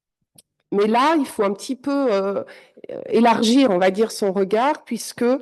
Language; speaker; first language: French; native; French